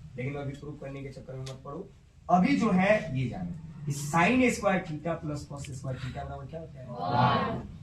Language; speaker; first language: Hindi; native; Hindi